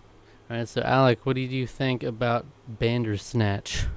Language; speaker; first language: English; native; English